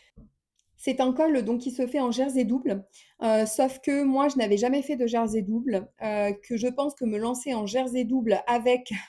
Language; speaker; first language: French; native; French